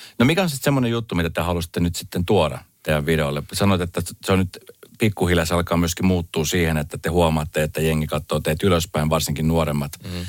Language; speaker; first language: Finnish; native; Finnish